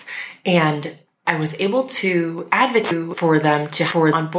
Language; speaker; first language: English; native; English